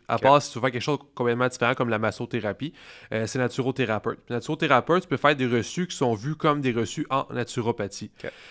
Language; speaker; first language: French; native; French